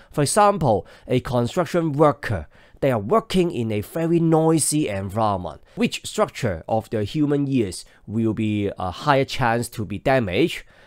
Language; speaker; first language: English; non-native, local second language; Cantonese